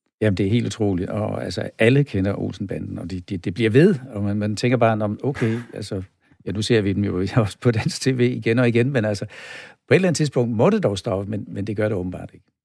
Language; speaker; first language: Danish; native; Danish